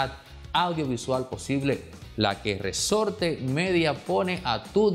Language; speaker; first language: Spanish; native; Spanish